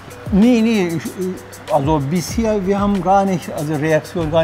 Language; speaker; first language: German; non-native, learner; Turkish